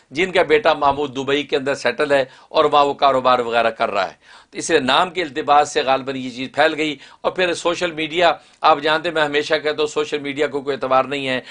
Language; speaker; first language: Urdu; native; Urdu